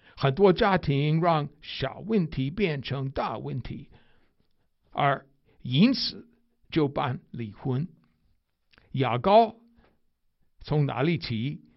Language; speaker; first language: Chinese; non-native, fluent; English